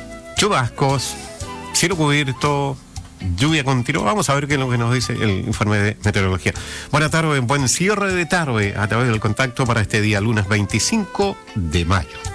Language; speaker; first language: Spanish; native; Spanish